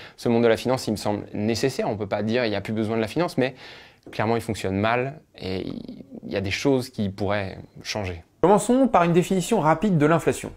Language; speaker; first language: French; native; French